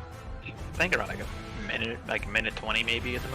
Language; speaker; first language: English; native; English